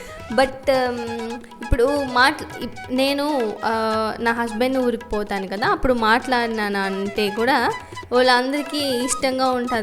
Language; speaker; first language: Telugu; non-native, learner; Tamil